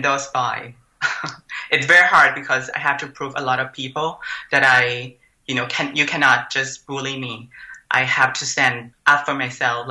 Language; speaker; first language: English; non-native, fluent; Thai